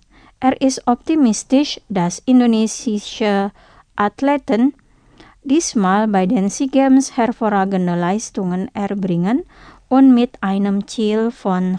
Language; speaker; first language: German; non-native, fluent; Indonesian